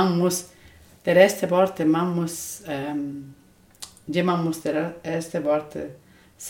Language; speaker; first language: German; non-native, learner; Spanish